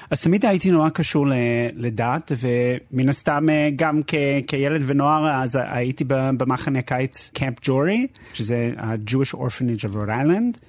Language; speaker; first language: Hebrew; non-native, fluent; English